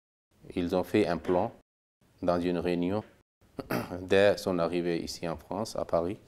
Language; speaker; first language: French; non-native, fluent; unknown